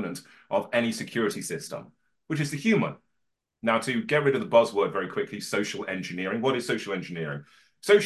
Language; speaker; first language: English; native; English